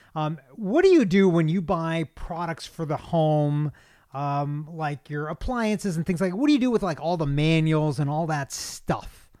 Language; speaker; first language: English; native; English